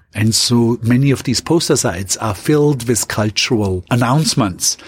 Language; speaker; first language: English; non-native, fluent; German